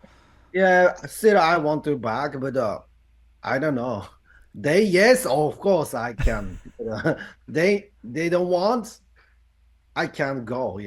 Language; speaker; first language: English; non-native, learner; Japanese